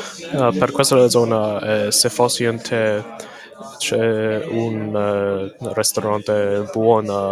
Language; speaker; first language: Italian; non-native, learner; English